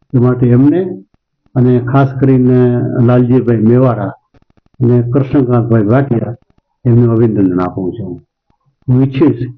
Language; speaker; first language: Gujarati; non-native, local second language; Kachhi